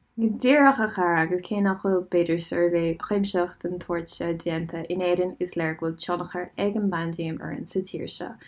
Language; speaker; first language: Irish; non-native, local second language; English